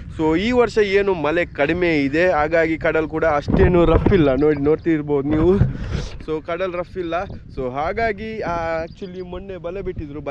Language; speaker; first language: Kannada; non-native, local second language; Tulu